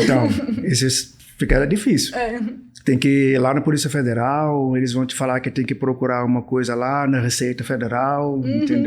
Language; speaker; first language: Portuguese; non-native, fluent; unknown